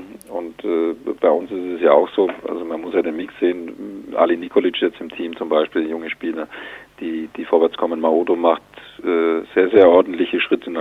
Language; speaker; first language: German; native; German